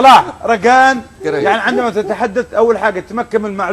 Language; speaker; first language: Arabic; native; Arabic